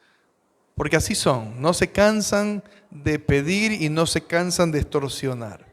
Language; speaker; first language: Spanish; native; Spanish